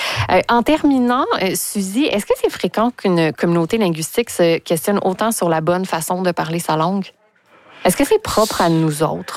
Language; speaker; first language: French; native; French